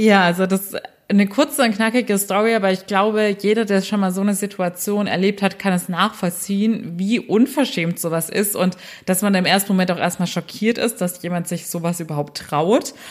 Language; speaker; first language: German; early bilingual, other home language; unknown